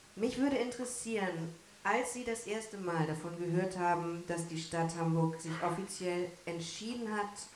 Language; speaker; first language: German; native; German